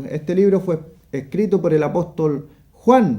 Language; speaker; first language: Spanish; native; Spanish